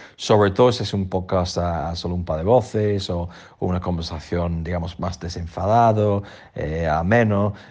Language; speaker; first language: Spanish; non-native, fluent; English